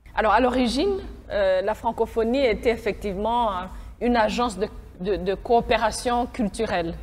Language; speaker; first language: French; non-native, local second language; Kinyarwanda